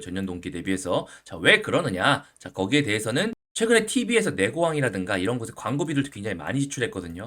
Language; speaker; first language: Korean; native; Korean